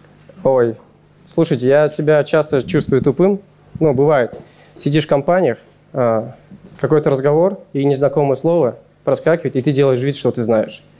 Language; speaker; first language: Russian; native; Russian